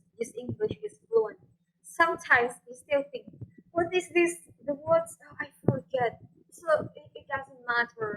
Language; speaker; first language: English; non-native, fluent; Indonesian